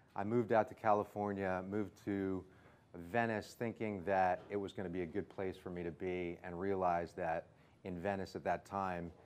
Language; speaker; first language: English; native; English